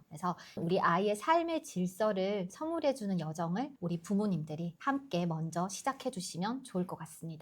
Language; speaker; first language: Korean; native; Korean